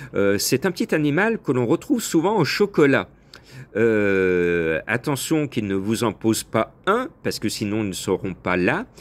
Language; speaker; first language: French; native; French